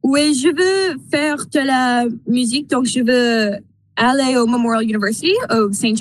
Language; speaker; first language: French; non-native, local second language; English